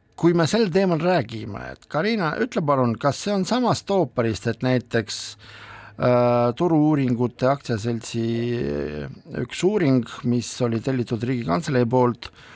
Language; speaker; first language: Estonian; non-native, local second language; Russian